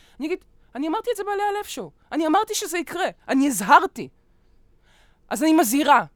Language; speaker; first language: Hebrew; early bilingual, other home language; Russian